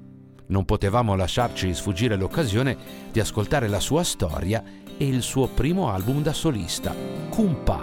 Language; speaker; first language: Italian; native; Italian